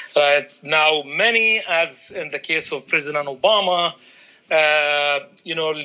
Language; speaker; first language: English; non-native, fluent; Arabic